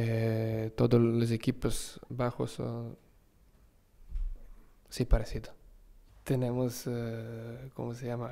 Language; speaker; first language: Spanish; non-native, learner; Serbian